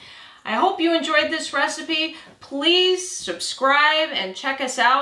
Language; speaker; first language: English; native; English